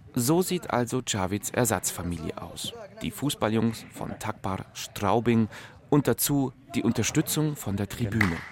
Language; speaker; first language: German; native; German